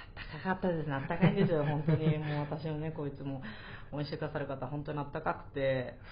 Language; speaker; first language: Japanese; native; Japanese